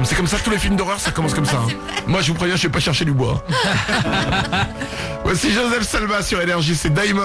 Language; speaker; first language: French; native; French